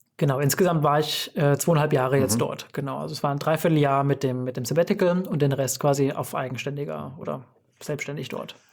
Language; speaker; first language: German; native; German